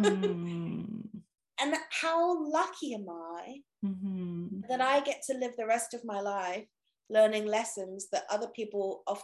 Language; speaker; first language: English; native; English